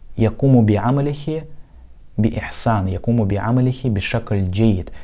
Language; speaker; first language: Arabic; non-native, fluent; Russian